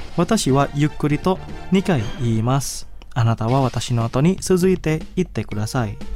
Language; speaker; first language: Japanese; non-native, fluent; Indonesian